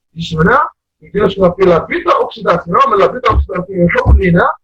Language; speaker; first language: French; non-native, local second language; Arabic